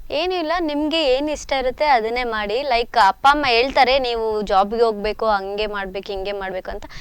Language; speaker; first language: Kannada; native; Kannada